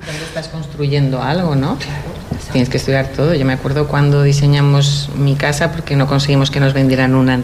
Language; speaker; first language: Spanish; native; Spanish